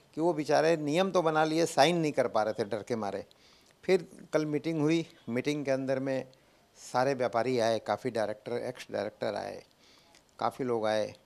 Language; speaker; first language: Hindi; native; Hindi